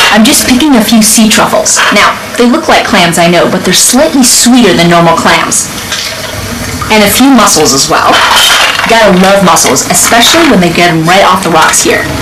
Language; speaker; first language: English; early bilingual, other home language; Italian